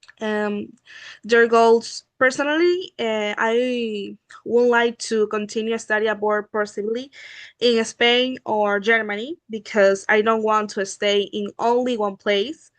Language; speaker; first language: English; non-native, learner; Spanish